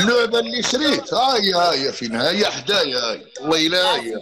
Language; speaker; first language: Arabic; native; Arabic